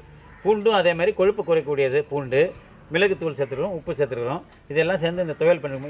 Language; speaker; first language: Tamil; native; Tamil